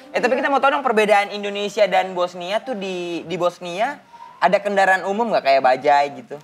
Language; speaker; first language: Indonesian; native; Indonesian